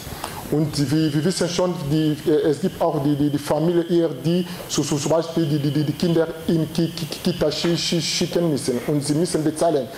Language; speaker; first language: German; non-native, learner; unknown